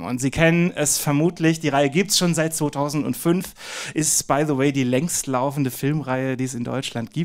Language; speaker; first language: German; native; German